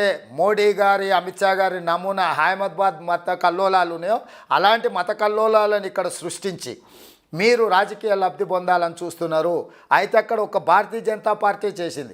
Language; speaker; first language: Telugu; native; Telugu